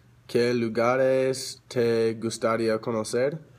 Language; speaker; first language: Spanish; non-native, learner; English